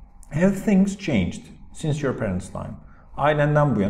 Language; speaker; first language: English; non-native, fluent; Turkish